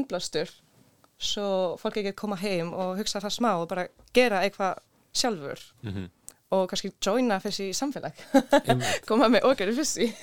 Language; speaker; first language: Icelandic; non-native, learner; Swedish